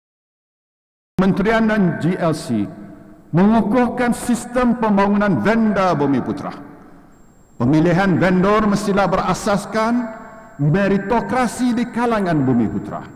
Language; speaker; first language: Malay; native; Malay